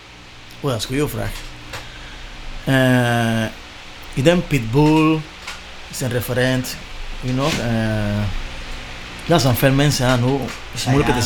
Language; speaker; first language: Dutch; non-native, learner; Spanish